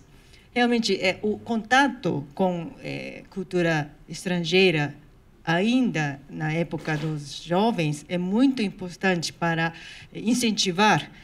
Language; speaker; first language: Portuguese; non-native, fluent; Japanese